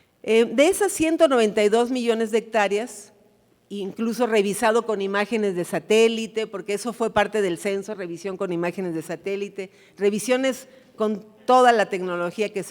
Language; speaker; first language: Spanish; native; Spanish